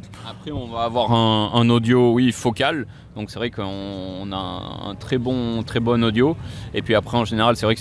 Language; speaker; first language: French; native; French